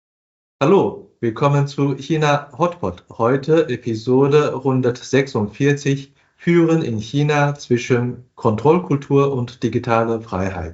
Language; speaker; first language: German; non-native, fluent; Chinese